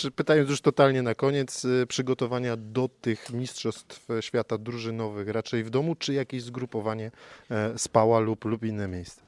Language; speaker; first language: Polish; native; Polish